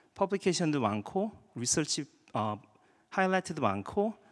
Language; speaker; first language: Korean; native; Korean